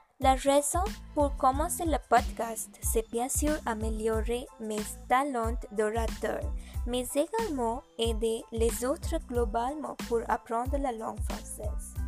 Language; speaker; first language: French; non-native, learner; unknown